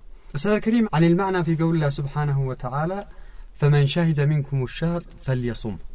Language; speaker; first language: Arabic; native; Arabic